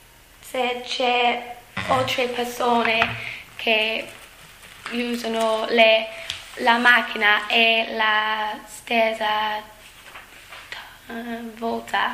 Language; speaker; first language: Italian; non-native, learner; English